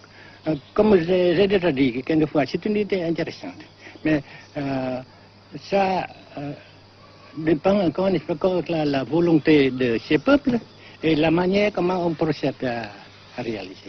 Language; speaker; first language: French; non-native, local second language; Vietnamese